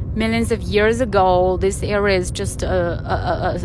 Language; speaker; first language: English; non-native, fluent; Chinese